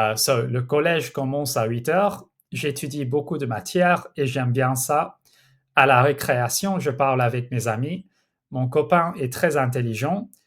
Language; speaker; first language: French; non-native, fluent; English